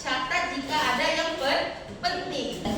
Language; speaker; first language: Indonesian; native; Indonesian